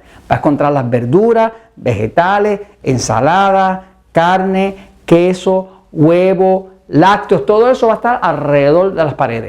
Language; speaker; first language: Spanish; native; Spanish